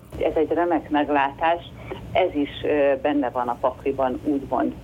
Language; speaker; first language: Hungarian; native; Hungarian